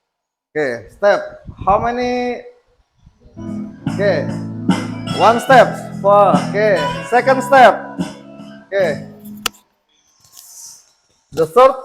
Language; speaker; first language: English; non-native, fluent; Indonesian